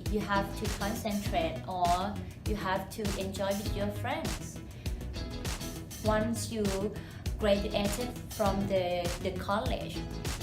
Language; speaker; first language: English; non-native, fluent; Thai